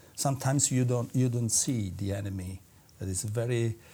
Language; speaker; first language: English; non-native, fluent; Italian